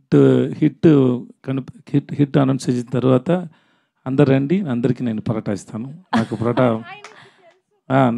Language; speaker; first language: Telugu; non-native, learner; Tamil